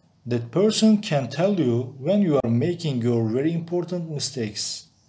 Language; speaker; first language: English; non-native, fluent; Turkish